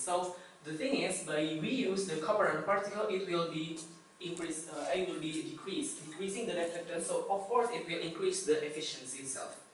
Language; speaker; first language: English; non-native, fluent; Indonesian